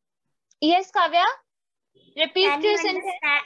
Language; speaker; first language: English; non-native, local second language; Hindi